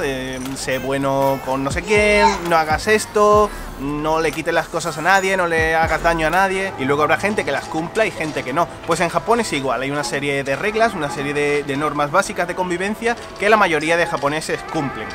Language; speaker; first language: Spanish; native; Spanish